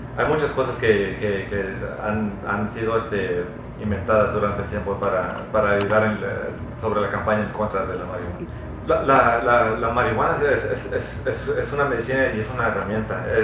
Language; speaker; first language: Spanish; early bilingual, heritage; Spanish